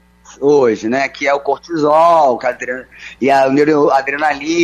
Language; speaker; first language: Portuguese; native; Portuguese